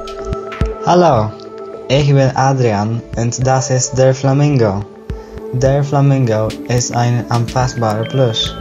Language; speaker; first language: German; non-native, learner; Dutch